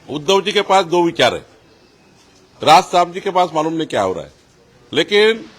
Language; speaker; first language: Hindi; non-native, local second language; Marathi